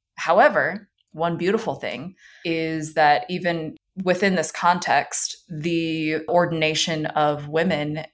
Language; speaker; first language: English; early bilingual, other home language; Chinese